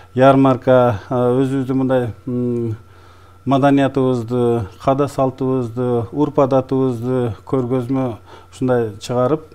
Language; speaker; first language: Kyrgyz; non-native, local second language; Tajik